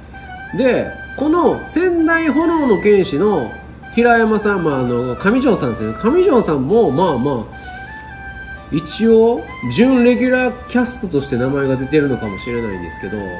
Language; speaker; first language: Japanese; native; Japanese